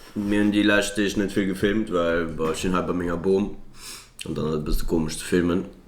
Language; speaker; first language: Luxembourgish; early bilingual, other home language; Portuguese